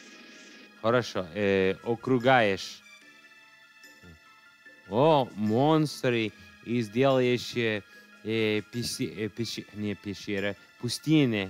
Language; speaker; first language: Russian; non-native, learner; English